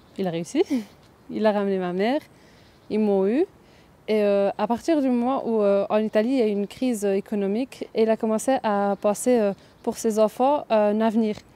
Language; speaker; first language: French; early bilingual, other home language; Arabic